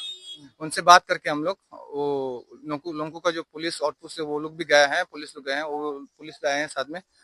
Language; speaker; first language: Hindi; non-native, local second language; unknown